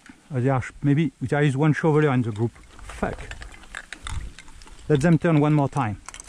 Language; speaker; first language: English; non-native, fluent; French